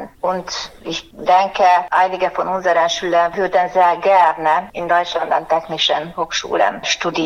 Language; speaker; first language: German; non-native, fluent; Hungarian